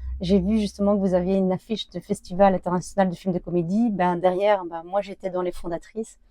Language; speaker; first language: French; early bilingual, other home language; Arabic